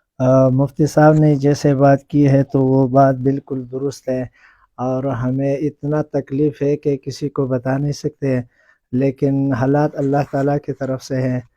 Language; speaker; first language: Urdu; non-native, local second language; Pashto